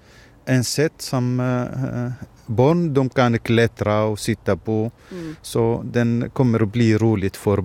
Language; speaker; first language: Swedish; non-native, fluent; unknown